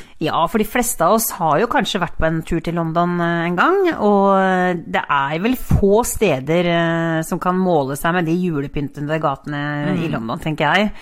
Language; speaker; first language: Norwegian; native; Norwegian